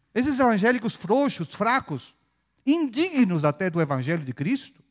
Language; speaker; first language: Portuguese; non-native, fluent; Spanish